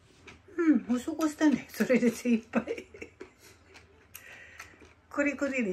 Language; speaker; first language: Japanese; non-native, fluent; Filipino